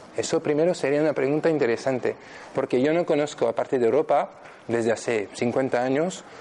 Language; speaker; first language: Spanish; non-native, fluent; French